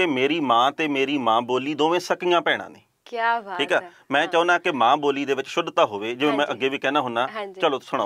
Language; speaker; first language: Punjabi; native; Punjabi